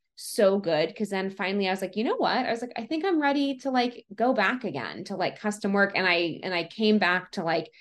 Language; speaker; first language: English; native; English